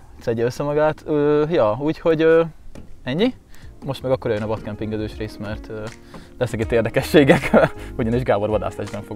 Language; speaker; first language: Hungarian; native; Hungarian